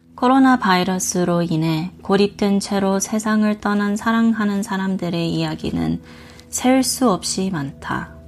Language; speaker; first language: Korean; early bilingual, heritage; Korean